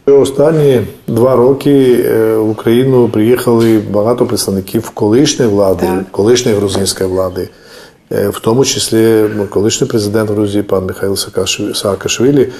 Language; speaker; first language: Ukrainian; non-native, fluent; Georgian